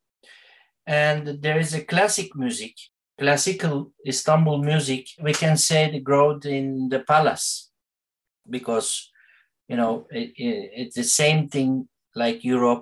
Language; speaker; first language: English; non-native, learner; Turkish